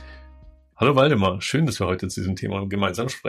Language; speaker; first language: German; native; German